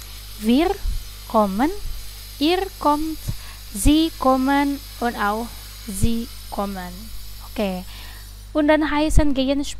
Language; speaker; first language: German; non-native, fluent; Indonesian